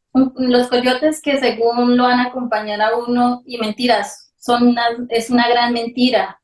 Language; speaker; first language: Spanish; native; Spanish